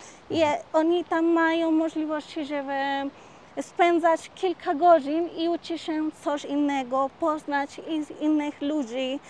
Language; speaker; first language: Polish; non-native, learner; Spanish